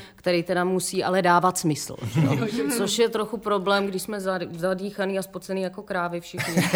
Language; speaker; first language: Czech; native; Czech